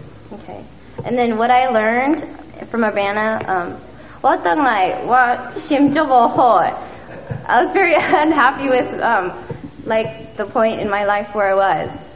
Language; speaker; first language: English; early bilingual, other home language; Min Nan Chinese